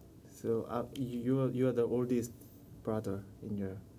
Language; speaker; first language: English; non-native, learner; Korean